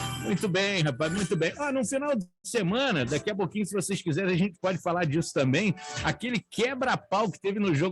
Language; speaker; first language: Portuguese; native; Portuguese